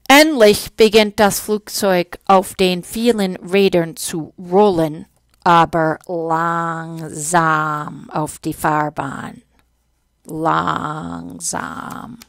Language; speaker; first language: German; non-native, fluent; English